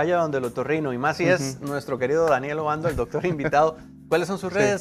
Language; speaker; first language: Spanish; native; Spanish